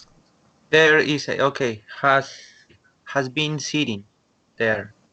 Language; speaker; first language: English; non-native, learner; Spanish